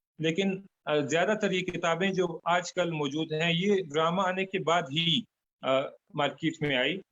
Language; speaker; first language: Urdu; non-native, fluent; Turkmen